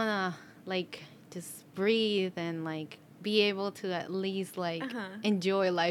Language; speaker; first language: English; non-native, fluent; Spanish